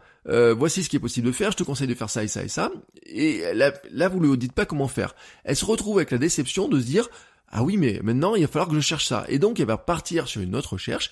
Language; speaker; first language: French; native; French